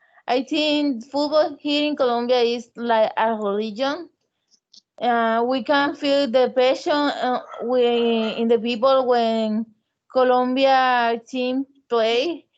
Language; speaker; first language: English; non-native, learner; Spanish